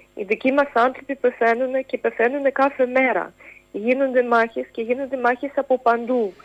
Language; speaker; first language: Greek; non-native, fluent; Ukrainian